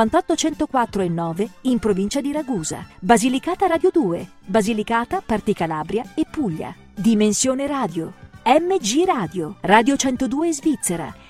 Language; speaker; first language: Italian; native; Italian